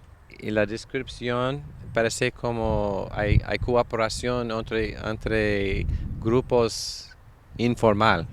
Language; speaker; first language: Spanish; non-native, fluent; English